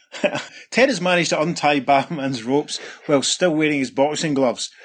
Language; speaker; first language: English; native; English